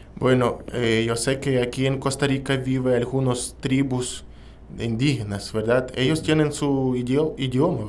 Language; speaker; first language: Spanish; non-native, learner; Russian